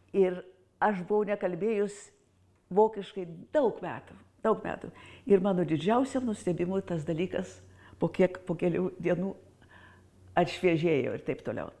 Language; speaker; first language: Lithuanian; early bilingual, heritage; Lithuanian